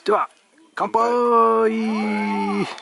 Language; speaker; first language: Japanese; native; Japanese